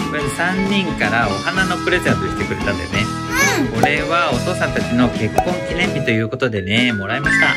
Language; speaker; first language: Japanese; native; Japanese